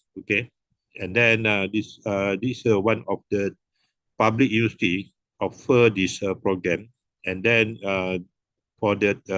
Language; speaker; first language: English; non-native, local second language; Malay